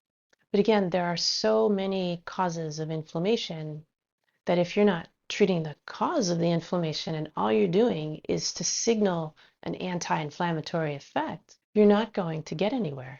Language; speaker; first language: English; native; English